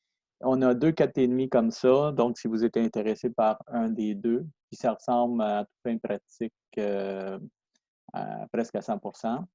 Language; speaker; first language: French; non-native, fluent; Spanish